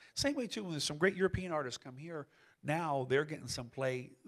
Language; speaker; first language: English; native; English